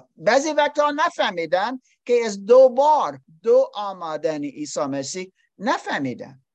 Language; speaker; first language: Persian; non-native, learner; English